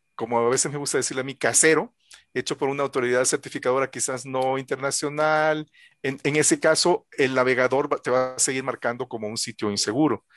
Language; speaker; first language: Spanish; native; Spanish